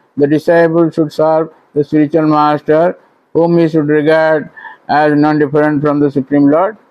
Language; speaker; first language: English; non-native, local second language; Odia